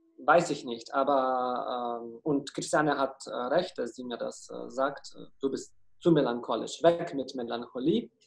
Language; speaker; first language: German; non-native, fluent; Ukrainian